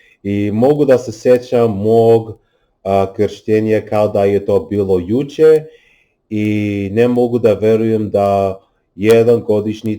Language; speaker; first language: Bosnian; non-native, learner; English